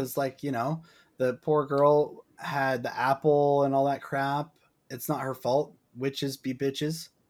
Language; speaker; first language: English; native; English